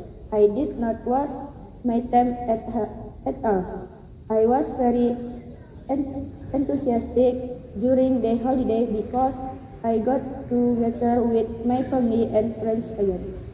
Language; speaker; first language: English; non-native, learner; Indonesian